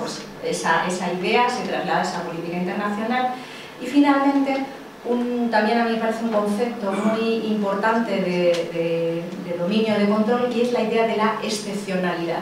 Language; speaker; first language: Spanish; native; Spanish